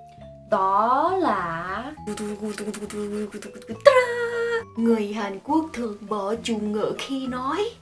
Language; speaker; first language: Vietnamese; non-native, fluent; Korean